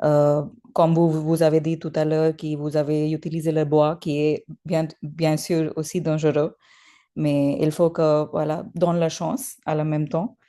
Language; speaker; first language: French; non-native, learner; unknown